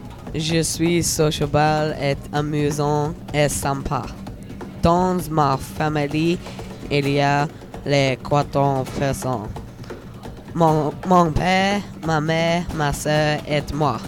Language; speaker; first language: French; non-native, learner; English